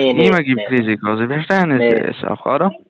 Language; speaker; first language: German; non-native, learner; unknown